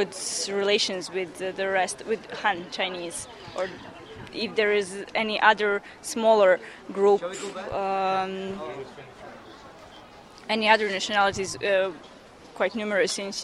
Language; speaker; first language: English; non-native, fluent; Serbian